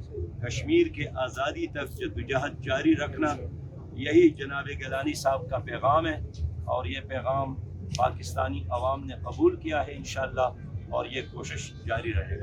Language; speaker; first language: Urdu; non-native, local second language; Pashto